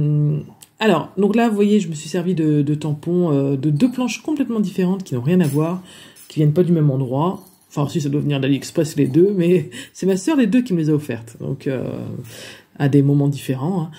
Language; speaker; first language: French; native; French